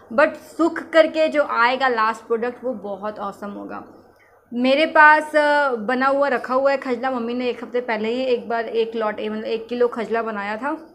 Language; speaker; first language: Hindi; native; Hindi